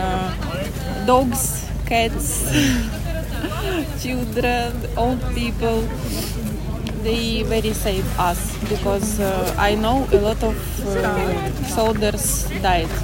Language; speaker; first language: English; non-native, learner; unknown